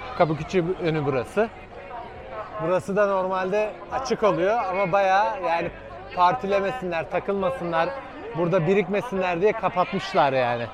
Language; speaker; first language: Turkish; native; Turkish